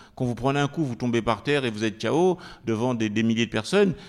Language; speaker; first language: French; native; French